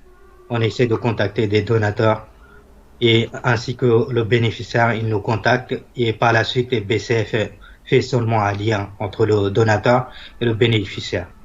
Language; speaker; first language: French; non-native, fluent; Bangla